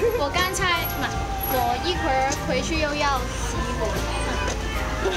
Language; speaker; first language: Chinese; non-native, local second language; Cantonese